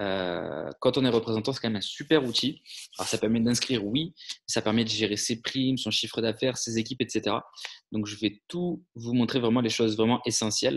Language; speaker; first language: French; native; French